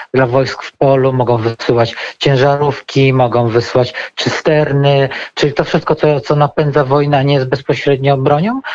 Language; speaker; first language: Polish; native; Polish